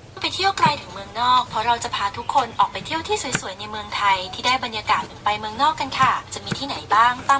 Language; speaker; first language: Thai; native; Thai